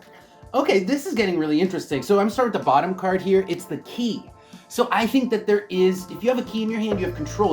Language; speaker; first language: English; native; English